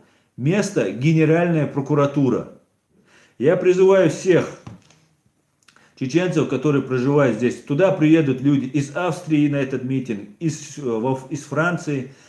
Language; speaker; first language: Russian; non-native, local second language; Chechen